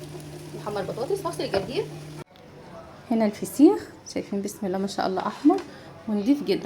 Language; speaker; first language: Arabic; native; Arabic